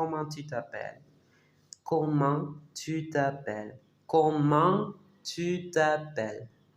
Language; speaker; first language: French; non-native, fluent; Spanish